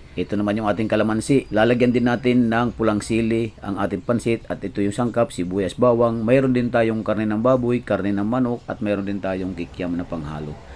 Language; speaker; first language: Filipino; non-native, local second language; Cebuano